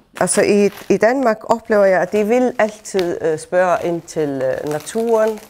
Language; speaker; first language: Danish; non-native, local second language; Faroese